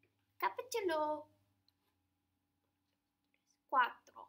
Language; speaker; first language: Spanish; non-native, learner; English